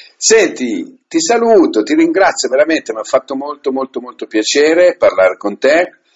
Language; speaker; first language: Italian; native; Italian